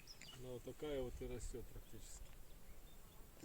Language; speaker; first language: Russian; native; Russian